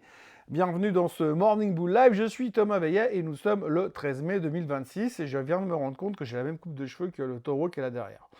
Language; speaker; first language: French; native; French